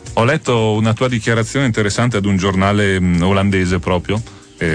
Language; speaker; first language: Italian; native; Italian